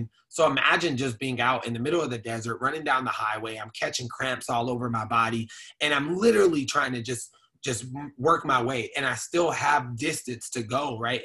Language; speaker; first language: English; native; English